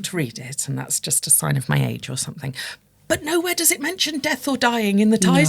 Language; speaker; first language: English; native; English